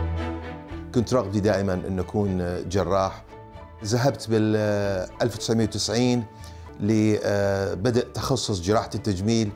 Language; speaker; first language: Arabic; native; Arabic